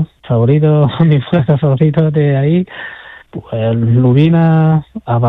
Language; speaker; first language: Spanish; non-native, fluent; Chinese